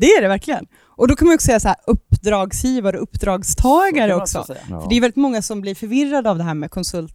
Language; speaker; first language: Swedish; native; Swedish